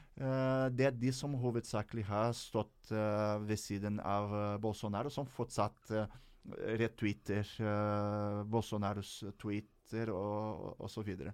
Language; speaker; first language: Norwegian; non-native, fluent; Portuguese